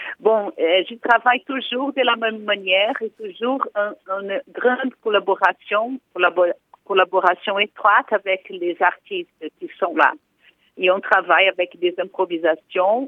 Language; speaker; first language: French; non-native, fluent; Portuguese